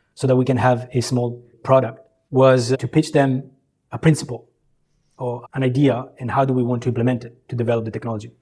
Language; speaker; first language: English; early bilingual, other home language; Albanian